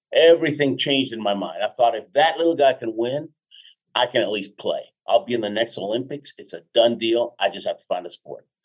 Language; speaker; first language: English; early bilingual, other home language; Spanish